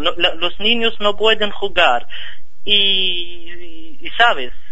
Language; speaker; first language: Spanish; non-native, fluent; Arabic